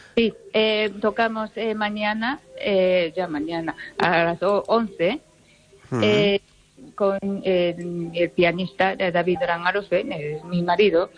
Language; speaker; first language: Spanish; non-native, fluent; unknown